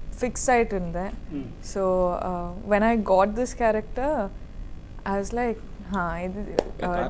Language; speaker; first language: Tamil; non-native, learner; Kannada